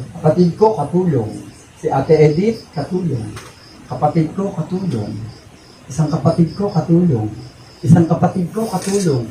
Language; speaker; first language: Filipino; native; Filipino